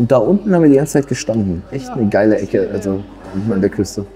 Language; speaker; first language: German; native; German